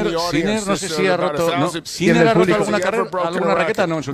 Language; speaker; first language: Spanish; native; Spanish